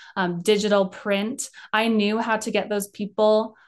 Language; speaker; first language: English; native; English